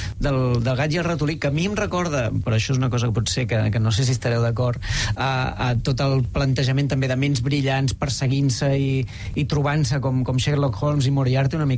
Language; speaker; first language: Catalan; native; Catalan